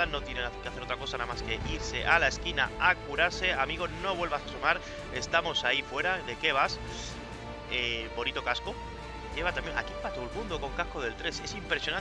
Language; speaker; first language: Spanish; native; Spanish